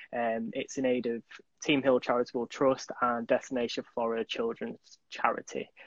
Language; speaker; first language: English; native; English